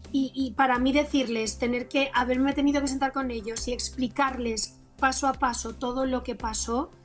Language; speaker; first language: Spanish; native; Spanish